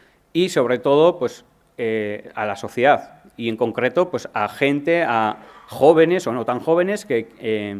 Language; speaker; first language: Spanish; native; Spanish